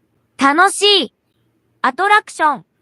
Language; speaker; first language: Japanese; non-native, learner; English